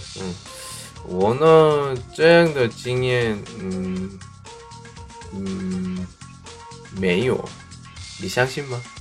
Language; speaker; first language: Chinese; non-native, learner; Korean